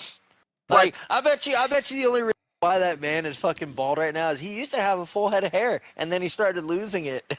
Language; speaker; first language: English; native; English